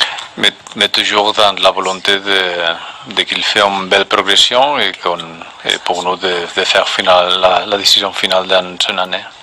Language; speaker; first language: French; non-native, fluent; Spanish